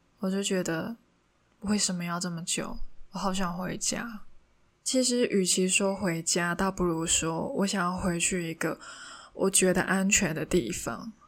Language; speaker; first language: Chinese; non-native, local second language; Cantonese